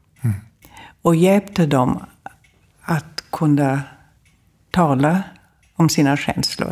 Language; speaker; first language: Swedish; non-native, fluent; German